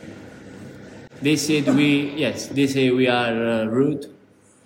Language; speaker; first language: English; non-native, learner; Italian